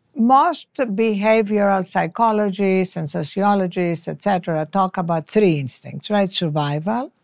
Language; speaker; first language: English; non-native, fluent; French